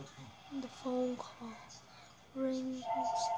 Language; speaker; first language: English; native; English